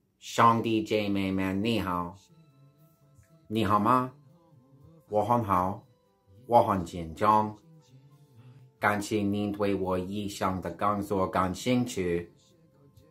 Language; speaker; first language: Chinese; non-native, learner; English